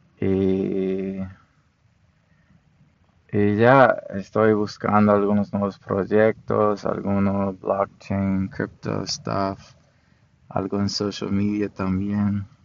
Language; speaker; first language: Spanish; non-native, fluent; English